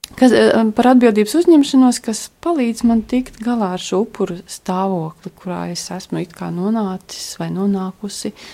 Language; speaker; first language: Latvian; native; Latvian